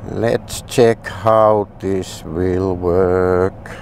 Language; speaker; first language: English; non-native, learner; Finnish